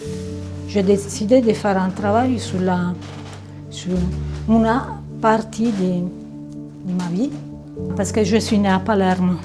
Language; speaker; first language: French; non-native, fluent; Italian